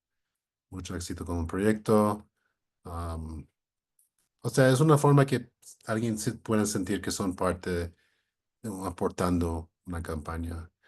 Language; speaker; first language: Spanish; non-native, fluent; English